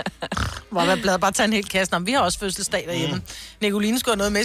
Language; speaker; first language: Danish; native; Danish